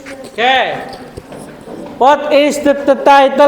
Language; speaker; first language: English; non-native, learner; Indonesian